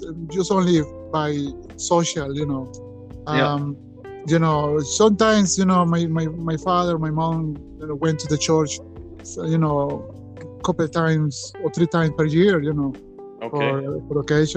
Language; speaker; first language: English; non-native, learner; Spanish